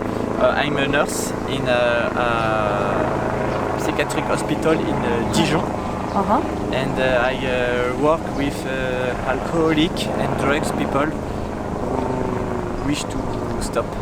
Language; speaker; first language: English; non-native, learner; French